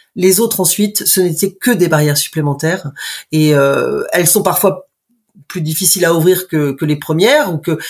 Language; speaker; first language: French; native; French